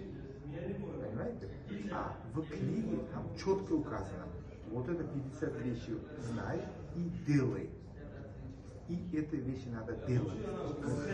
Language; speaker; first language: Russian; non-native, local second language; Uzbek